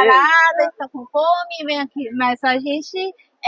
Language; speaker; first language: Portuguese; non-native, fluent; Chinese